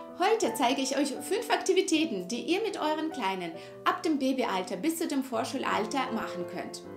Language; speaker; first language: German; non-native, fluent; Russian